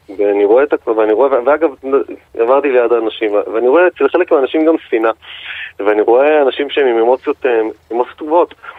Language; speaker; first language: Hebrew; native; Hebrew